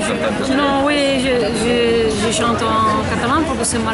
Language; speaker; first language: French; non-native, learner; Catalan